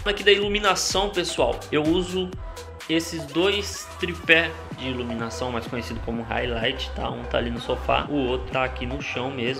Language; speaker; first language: Portuguese; native; Portuguese